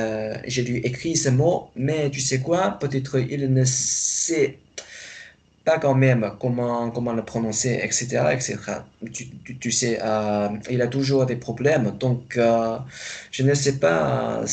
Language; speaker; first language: French; non-native, fluent; Chinese